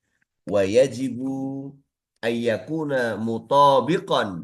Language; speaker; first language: Arabic; non-native, fluent; Indonesian